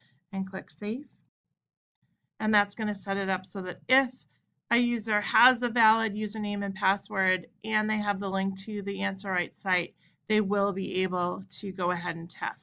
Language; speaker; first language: English; native; English